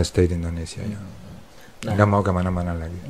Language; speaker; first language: Indonesian; non-native, fluent; Spanish